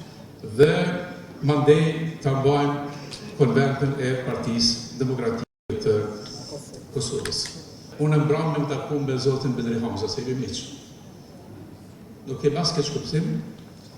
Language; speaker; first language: Albanian; native; Albanian